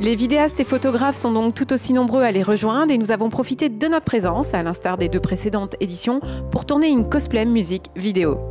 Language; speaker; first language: French; native; French